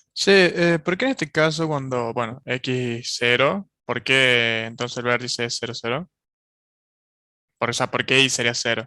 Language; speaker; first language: Spanish; native; Spanish